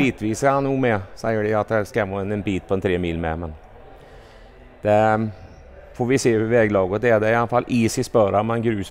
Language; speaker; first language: Swedish; native; Swedish